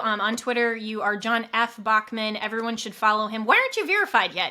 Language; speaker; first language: English; native; English